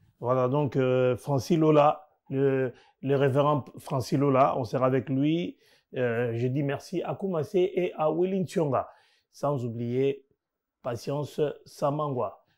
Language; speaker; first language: French; non-native, local second language; Lingala